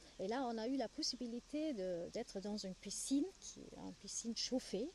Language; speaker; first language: French; non-native, fluent; German